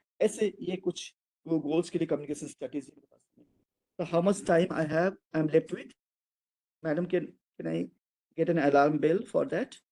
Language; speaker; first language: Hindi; non-native, local second language; Odia